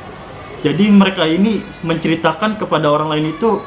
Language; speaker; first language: Indonesian; native; Indonesian